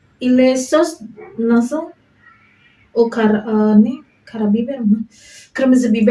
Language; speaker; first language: Turkish; non-native, learner; Indonesian